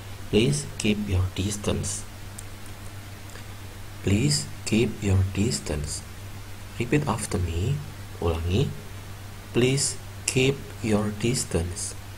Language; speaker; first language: English; non-native, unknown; Indonesian